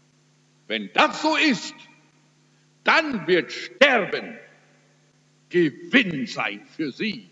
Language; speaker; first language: German; early bilingual, heritage; German